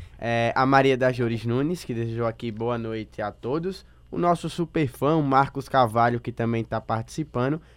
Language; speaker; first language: Portuguese; native; Portuguese